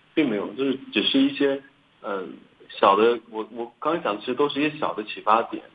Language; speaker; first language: Chinese; native; Chinese